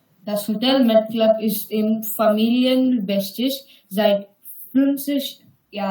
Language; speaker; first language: German; non-native, learner; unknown